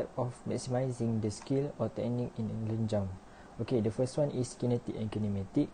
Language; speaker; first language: English; non-native, learner; Malay